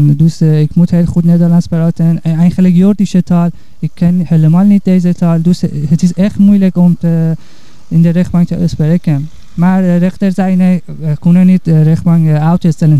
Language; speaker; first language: Dutch; non-native, learner; Persian